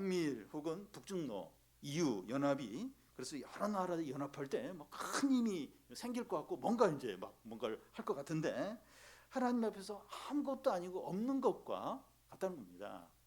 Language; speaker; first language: Korean; native; Korean